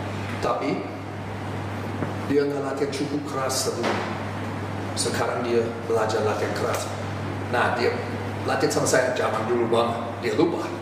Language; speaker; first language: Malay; non-native, fluent; English